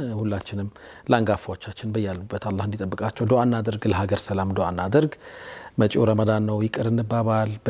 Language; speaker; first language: Amharic; native; Amharic